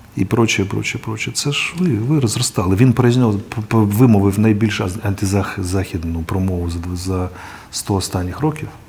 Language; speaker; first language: Ukrainian; non-native, local second language; Russian